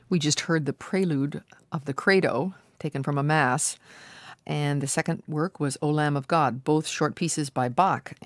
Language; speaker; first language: English; native; English